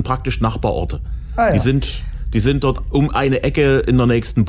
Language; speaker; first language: German; native; German